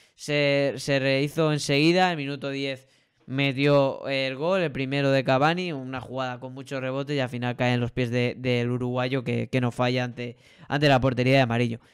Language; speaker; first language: Spanish; native; Spanish